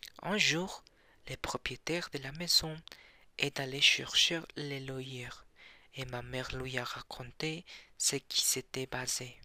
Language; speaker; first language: French; non-native, learner; Spanish